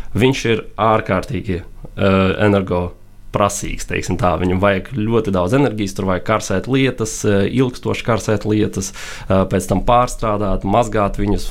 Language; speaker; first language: Latvian; non-native, local second language; Russian